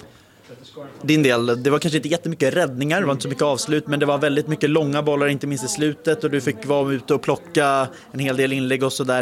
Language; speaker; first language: Swedish; native; Swedish